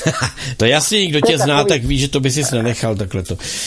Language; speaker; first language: Czech; native; Czech